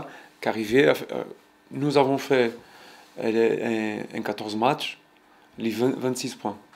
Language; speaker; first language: French; non-native, fluent; Portuguese